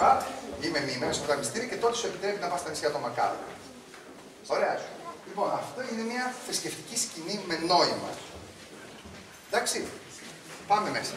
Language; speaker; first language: Greek; native; Greek